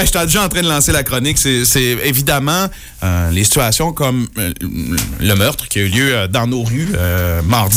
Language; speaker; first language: French; native; French